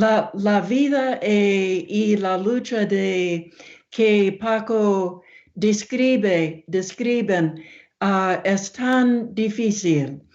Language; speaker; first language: Spanish; non-native, learner; English